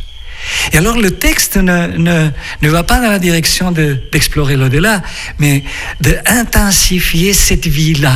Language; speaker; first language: French; non-native, fluent; Spanish